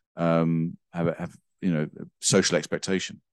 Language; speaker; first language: English; native; English